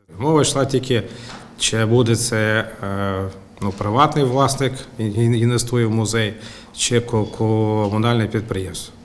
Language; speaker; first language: Ukrainian; native; Ukrainian